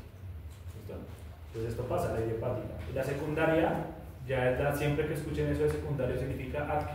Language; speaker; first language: Spanish; native; Spanish